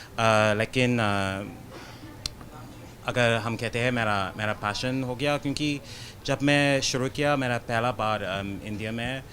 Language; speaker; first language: Hindi; non-native, fluent; English